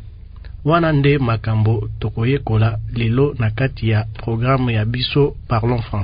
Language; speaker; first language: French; non-native, local second language; Lingala